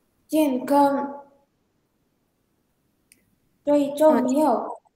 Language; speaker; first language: Chinese; non-native, learner; Indonesian